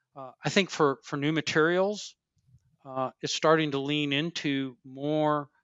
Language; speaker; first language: English; native; English